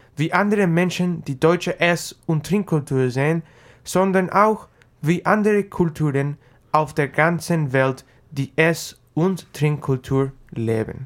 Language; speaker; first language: German; non-native, learner; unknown